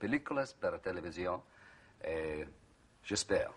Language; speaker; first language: Spanish; non-native, learner; English